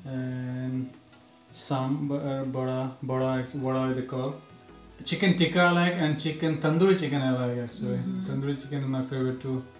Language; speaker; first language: English; non-native, local second language; Hindi